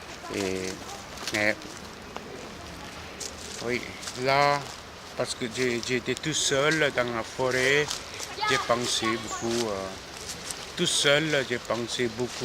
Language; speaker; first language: French; non-native, fluent; Korean